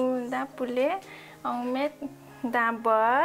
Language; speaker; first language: French; non-native, learner; Nepali